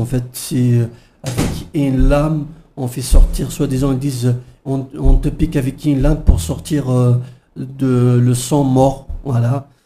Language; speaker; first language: French; non-native, local second language; Kabyle